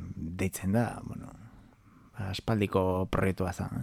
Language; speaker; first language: Basque; non-native, local second language; Galician